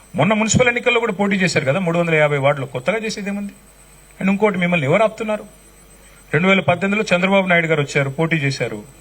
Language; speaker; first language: Telugu; native; Telugu